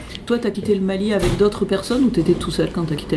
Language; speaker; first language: French; native; French